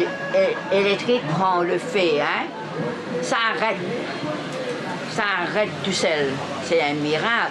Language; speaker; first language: French; non-native, local second language; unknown